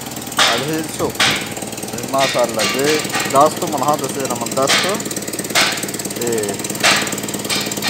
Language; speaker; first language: Arabic; non-native, learner; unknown